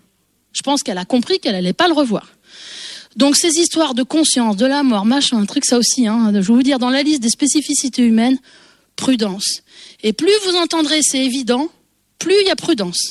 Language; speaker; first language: French; native; French